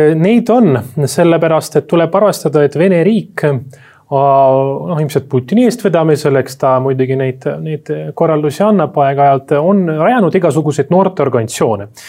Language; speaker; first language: Estonian; non-native, local second language; Russian